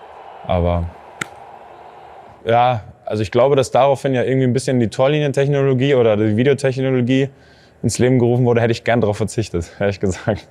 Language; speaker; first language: German; native; German